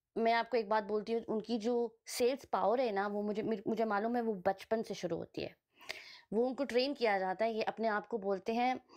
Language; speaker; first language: Hindi; early bilingual, heritage; Hindi